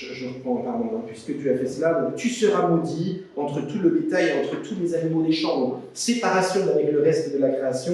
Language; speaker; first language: French; native; French